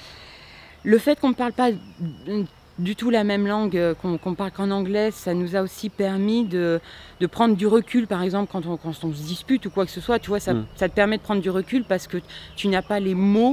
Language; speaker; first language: French; native; French